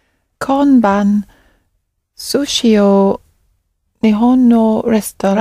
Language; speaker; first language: Japanese; non-native, learner; English